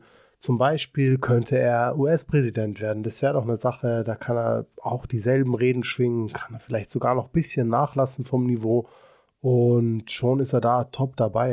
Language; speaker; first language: German; native; German